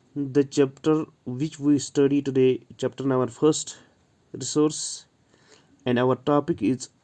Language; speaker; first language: English; non-native, local second language; Kashmiri